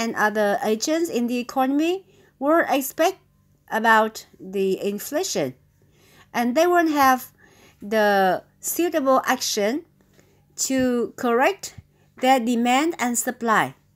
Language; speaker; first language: English; non-native, fluent; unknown